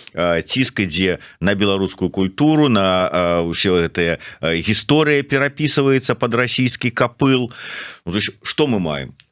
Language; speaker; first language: Belarusian; non-native, local second language; Russian